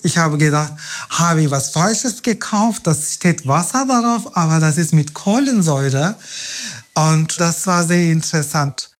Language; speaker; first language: German; non-native, fluent; Turkish